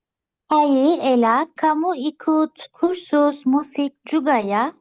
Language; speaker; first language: Indonesian; non-native, learner; Turkish